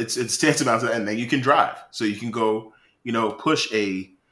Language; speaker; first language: English; native; English